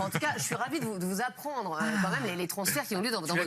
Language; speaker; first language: French; native; French